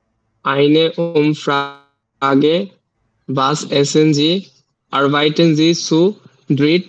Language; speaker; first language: German; non-native, learner; Bangla